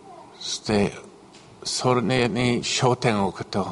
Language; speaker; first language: Japanese; non-native, fluent; English